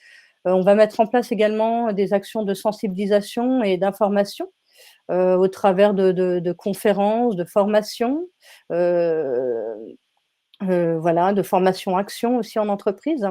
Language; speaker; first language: French; native; French